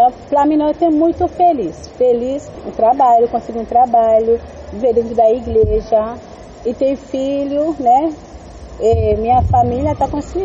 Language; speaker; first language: Portuguese; non-native, learner; Haitian Creole